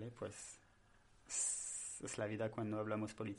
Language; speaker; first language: Spanish; non-native, learner; French